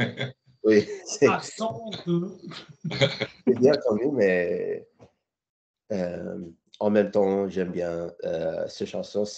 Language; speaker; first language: French; non-native, learner; English